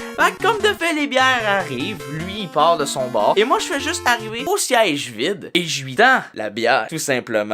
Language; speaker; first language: French; native; French